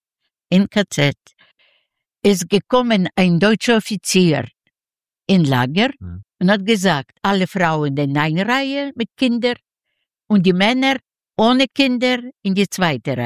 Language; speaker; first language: German; non-native, learner; Yiddish